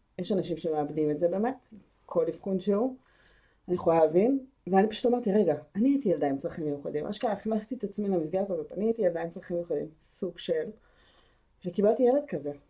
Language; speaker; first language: Hebrew; native; Hebrew